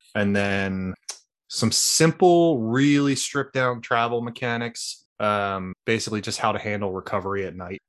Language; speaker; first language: English; native; English